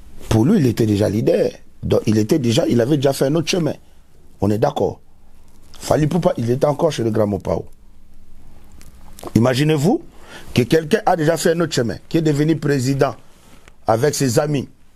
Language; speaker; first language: French; non-native, local second language; Lingala